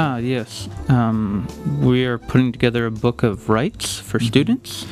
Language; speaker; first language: English; native; English